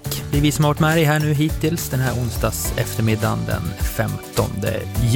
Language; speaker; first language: Swedish; native; Swedish